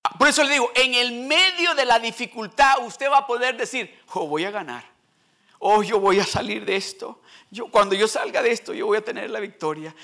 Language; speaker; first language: Spanish; early bilingual, heritage; Spanish